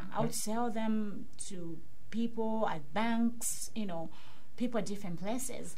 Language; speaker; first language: English; non-native, local second language; Bemba